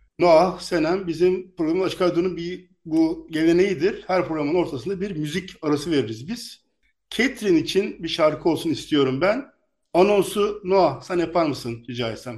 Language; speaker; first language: Turkish; native; Turkish